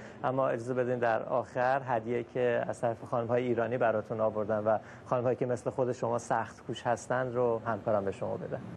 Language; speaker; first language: Persian; native; Persian